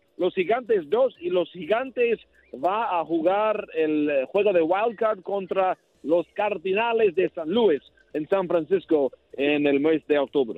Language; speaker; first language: Spanish; non-native, learner; English